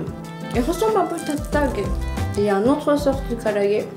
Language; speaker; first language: French; non-native, fluent; Japanese